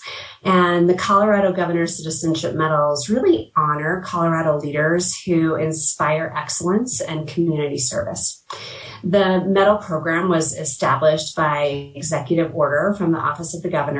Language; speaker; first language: English; native; English